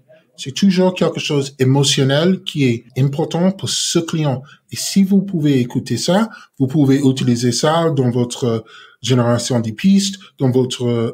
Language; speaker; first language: French; non-native, learner; English